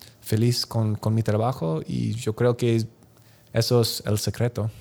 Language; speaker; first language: Spanish; non-native, learner; English